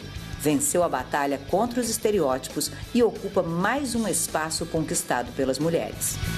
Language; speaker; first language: Portuguese; native; Portuguese